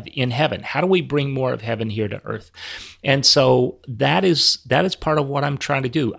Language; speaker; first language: English; native; English